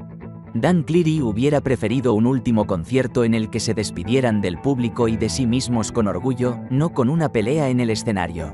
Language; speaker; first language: Spanish; native; Spanish